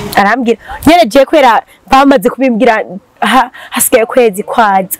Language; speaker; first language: Rundi; native; Rundi